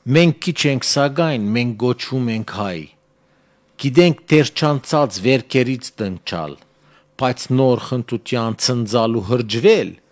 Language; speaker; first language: Armenian; early bilingual, heritage; Armenian